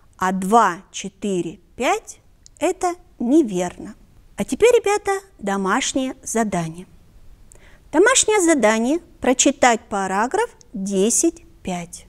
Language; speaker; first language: Russian; non-native, local second language; Kyrgyz